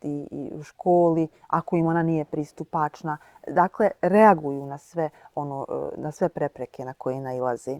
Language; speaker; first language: Bosnian; native; Bosnian